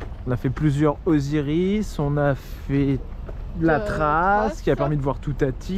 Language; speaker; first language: French; native; French